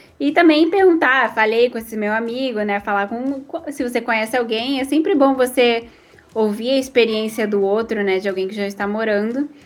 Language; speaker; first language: Portuguese; early bilingual, other home language; Spanish